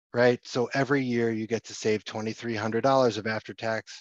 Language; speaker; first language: English; native; English